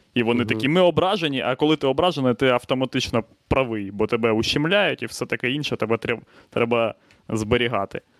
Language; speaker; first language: Ukrainian; non-native, local second language; Russian